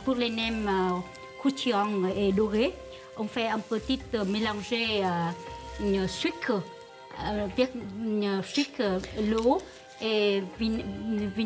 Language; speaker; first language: French; non-native, learner; Vietnamese